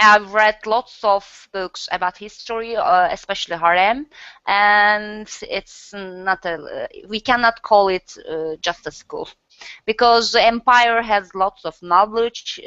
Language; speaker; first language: English; non-native, learner; Turkish